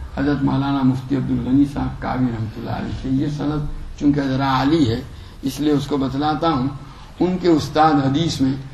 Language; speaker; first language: Urdu; non-native, local second language; Gujarati